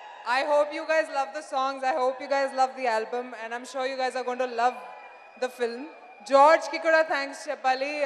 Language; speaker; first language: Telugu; non-native, learner; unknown